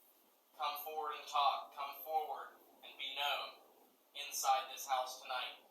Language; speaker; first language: English; native; English